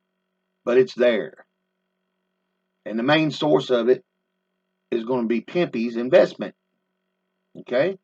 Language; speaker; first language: English; native; English